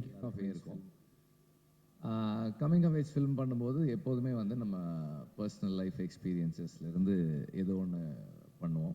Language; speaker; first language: Tamil; native; Tamil